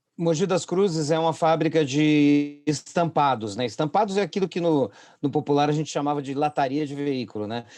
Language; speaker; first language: Portuguese; native; Portuguese